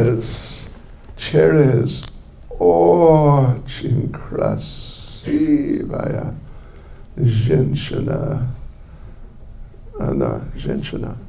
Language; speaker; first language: Russian; non-native, learner; English